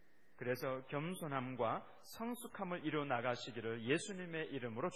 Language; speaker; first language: Korean; native; Korean